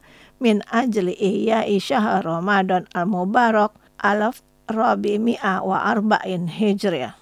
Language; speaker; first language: Arabic; non-native, fluent; Indonesian